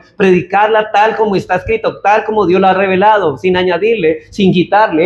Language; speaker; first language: Spanish; native; Spanish